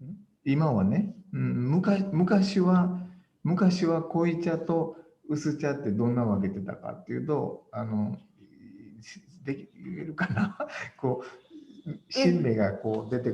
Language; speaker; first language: Japanese; native; Japanese